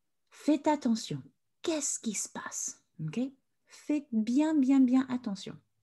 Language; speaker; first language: French; non-native, fluent; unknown